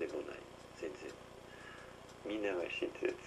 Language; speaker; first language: Japanese; non-native, learner; French